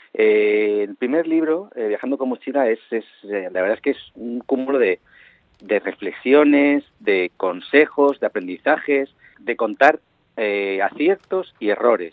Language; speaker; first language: Spanish; native; Spanish